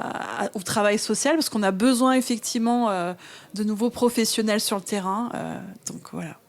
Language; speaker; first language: French; native; French